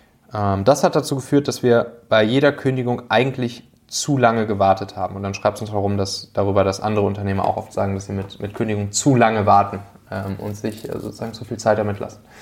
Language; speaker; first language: German; native; German